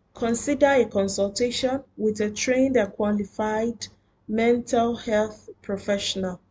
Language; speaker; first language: English; non-native, local second language; Yoruba